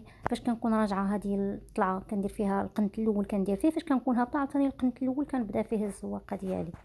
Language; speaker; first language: Arabic; native; Arabic